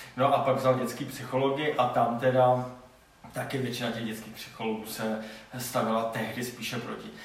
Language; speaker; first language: Czech; non-native, local second language; Polish